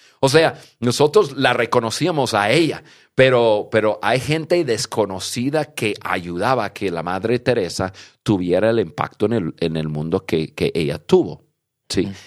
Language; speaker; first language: Spanish; early bilingual, heritage; English